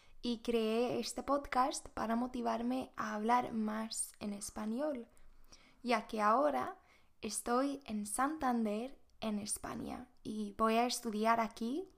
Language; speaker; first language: Spanish; non-native, fluent; Swedish